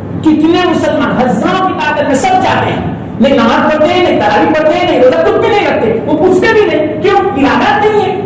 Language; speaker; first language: Urdu; non-native, local second language; Gujarati